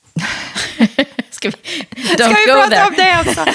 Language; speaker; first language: Swedish; early bilingual, other home language; Korean